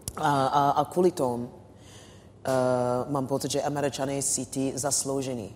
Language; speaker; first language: Czech; non-native, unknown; English